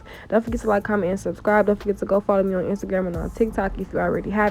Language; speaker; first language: English; native; English